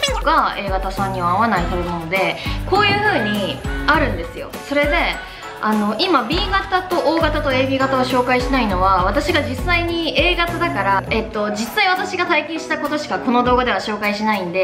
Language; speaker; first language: Japanese; native; Japanese